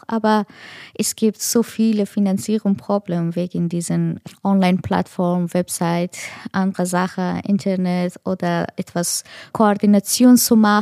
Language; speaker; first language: German; non-native, learner; Persian